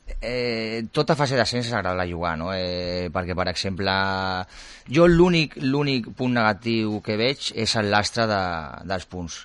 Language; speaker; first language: Catalan; non-native, local second language; Spanish